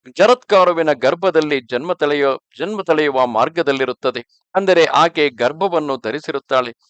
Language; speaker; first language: Kannada; native; Kannada